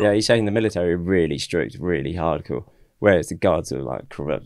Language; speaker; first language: English; native; English